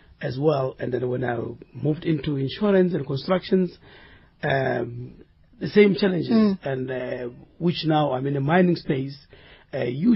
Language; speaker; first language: English; non-native, local second language; Northern Sotho